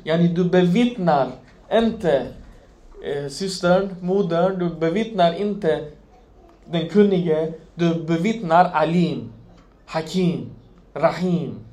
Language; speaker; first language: Swedish; non-native, fluent; Arabic